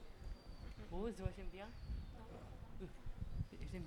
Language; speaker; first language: French; non-native, learner; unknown